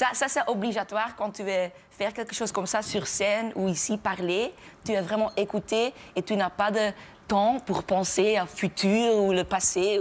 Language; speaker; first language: French; non-native, local second language; Dutch